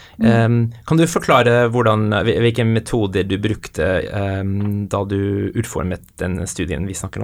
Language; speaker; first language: Norwegian; native; Norwegian